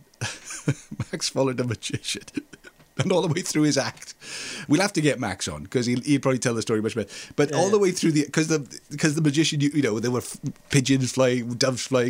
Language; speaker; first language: English; native; English